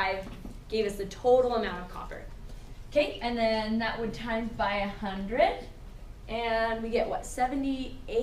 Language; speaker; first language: English; native; English